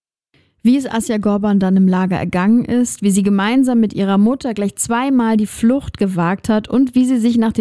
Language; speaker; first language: German; native; German